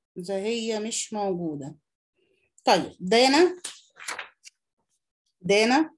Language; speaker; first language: Arabic; native; Arabic